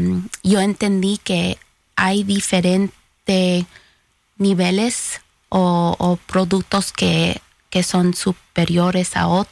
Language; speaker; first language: Spanish; early bilingual, heritage; Spanish